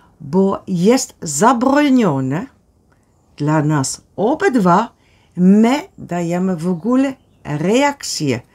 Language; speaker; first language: Polish; non-native, learner; Dutch